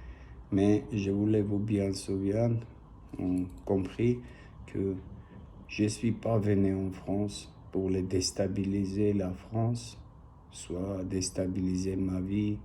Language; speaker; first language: French; non-native, learner; Armenian